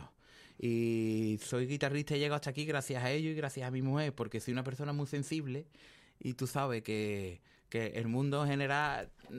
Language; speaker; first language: Spanish; native; Spanish